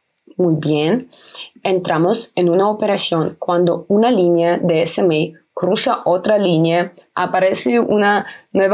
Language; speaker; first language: Spanish; non-native, fluent; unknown